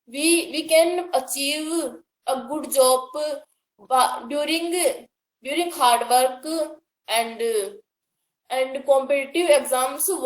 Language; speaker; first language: English; non-native, learner; Hindi